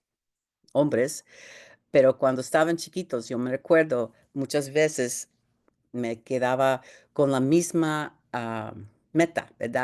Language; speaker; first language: Spanish; early bilingual, heritage; Spanish